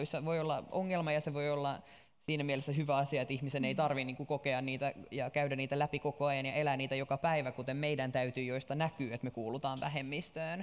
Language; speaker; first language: Finnish; native; Finnish